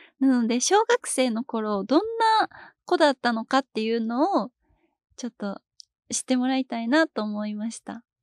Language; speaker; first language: Japanese; native; Japanese